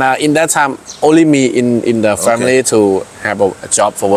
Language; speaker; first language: English; non-native, learner; Thai